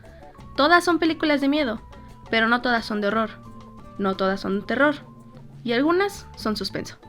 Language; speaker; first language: Spanish; native; Spanish